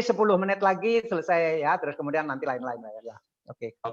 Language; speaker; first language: Indonesian; native; Indonesian